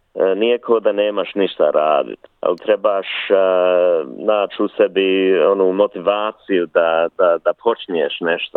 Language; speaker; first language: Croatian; early bilingual, heritage; Bosnian